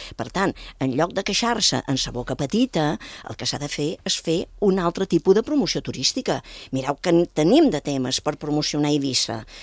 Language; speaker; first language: Catalan; native; Catalan